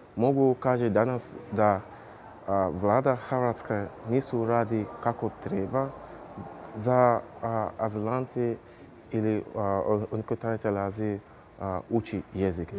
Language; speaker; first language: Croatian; non-native, learner; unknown